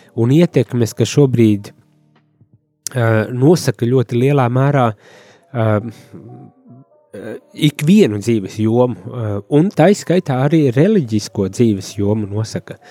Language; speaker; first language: Latvian; native; Latvian